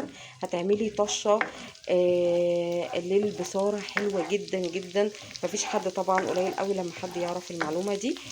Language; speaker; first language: Arabic; native; Arabic